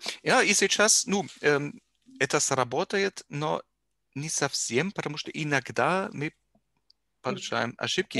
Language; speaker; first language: Russian; non-native, learner; German